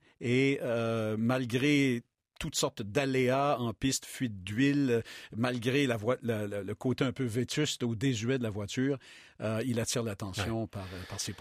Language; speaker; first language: French; native; French